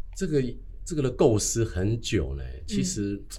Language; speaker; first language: Chinese; native; Chinese